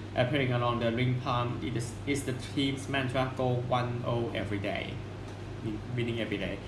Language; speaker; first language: English; non-native, fluent; Thai